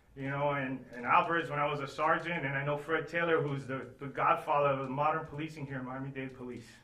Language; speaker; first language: English; early bilingual, other home language; Spanish